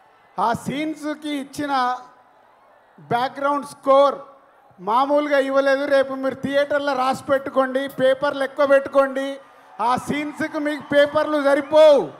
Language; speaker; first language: Telugu; native; Telugu